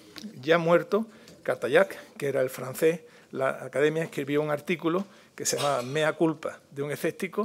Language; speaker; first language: Spanish; native; Spanish